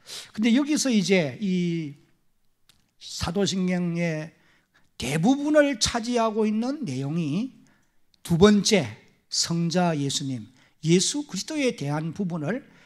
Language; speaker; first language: Korean; native; Korean